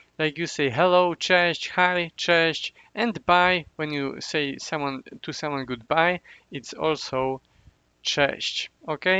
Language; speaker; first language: English; non-native, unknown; Polish